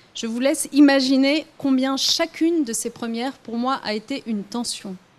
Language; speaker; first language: French; early bilingual, other home language; Riffian